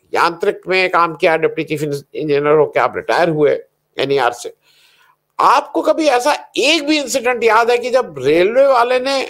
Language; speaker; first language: Hindi; native; Hindi